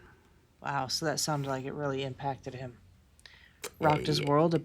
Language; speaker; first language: English; native; English